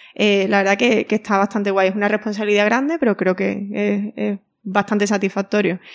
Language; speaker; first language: Spanish; native; Spanish